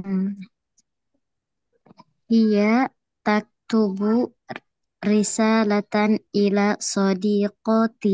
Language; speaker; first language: Arabic; non-native, learner; Indonesian